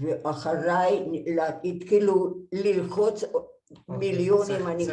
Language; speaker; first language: Hebrew; non-native, fluent; Hungarian